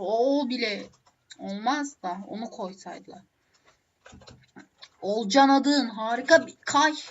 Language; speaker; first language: Turkish; native; Turkish